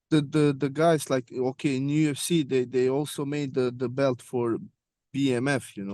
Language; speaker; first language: English; non-native, learner; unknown